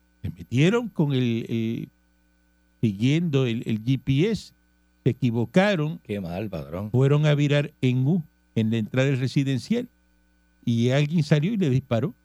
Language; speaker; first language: Spanish; native; Spanish